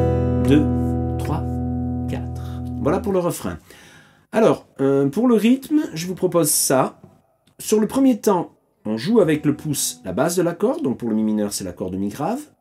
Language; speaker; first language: French; native; French